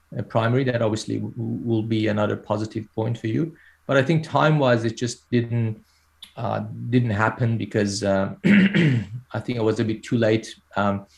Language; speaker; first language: English; non-native, fluent; Persian